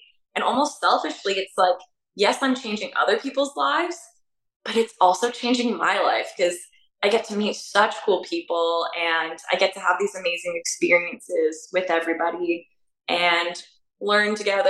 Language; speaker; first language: English; native; English